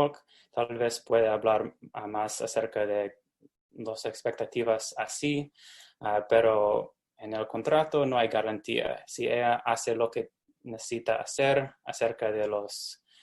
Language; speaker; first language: Spanish; non-native, fluent; English